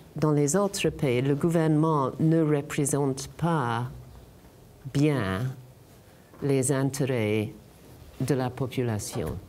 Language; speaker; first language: French; non-native, fluent; English